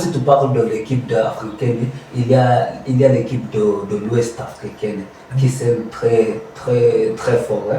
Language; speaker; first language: French; non-native, learner; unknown